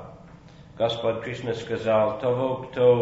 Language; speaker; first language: Russian; non-native, fluent; English